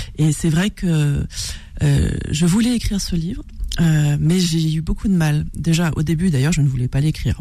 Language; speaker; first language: French; native; French